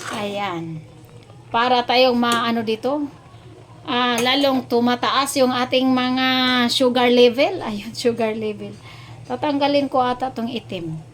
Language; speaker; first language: Filipino; non-native, local second language; Cebuano